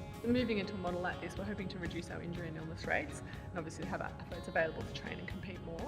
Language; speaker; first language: English; native; English